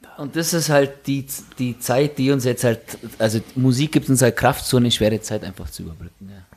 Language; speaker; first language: German; early bilingual, other home language; Italian